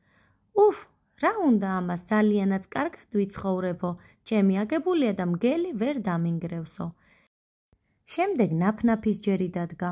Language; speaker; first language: Georgian; native; Georgian